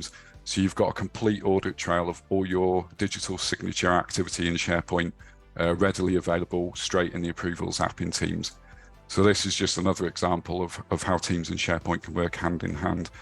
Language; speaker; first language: English; native; English